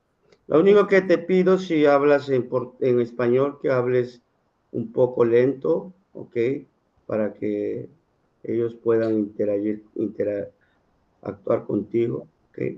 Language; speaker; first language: Spanish; non-native, fluent; Portuguese